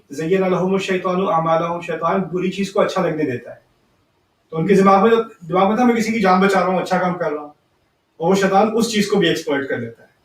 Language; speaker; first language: Urdu; early bilingual, heritage; Urdu